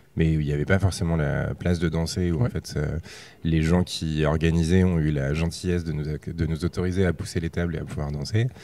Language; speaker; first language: French; native; French